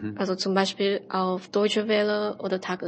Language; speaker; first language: German; non-native, learner; Chinese